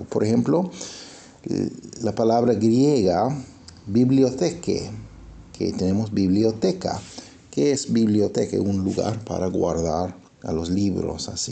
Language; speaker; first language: Spanish; non-native, fluent; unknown